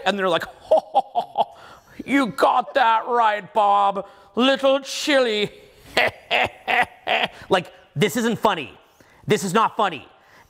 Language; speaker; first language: English; native; English